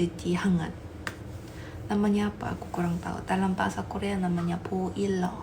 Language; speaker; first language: Indonesian; non-native, fluent; Korean